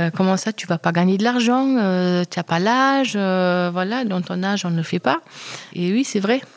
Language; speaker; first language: French; non-native, fluent; German